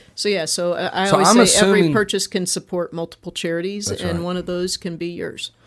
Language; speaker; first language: English; native; English